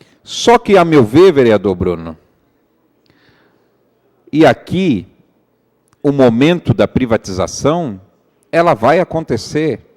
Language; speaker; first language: Portuguese; native; Portuguese